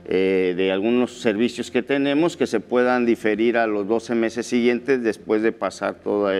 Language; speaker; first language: Spanish; native; Spanish